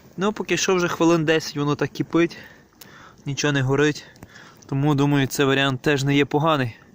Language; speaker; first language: Ukrainian; native; Ukrainian